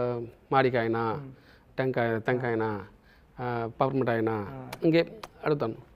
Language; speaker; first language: Telugu; non-native, learner; Tamil